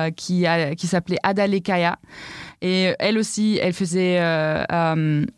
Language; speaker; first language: French; non-native, fluent; German